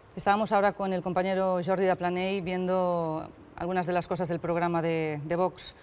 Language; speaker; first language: Spanish; non-native, local second language; Catalan